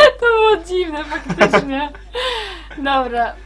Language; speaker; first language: Polish; native; Polish